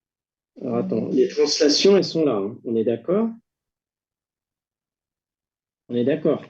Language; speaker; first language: French; native; French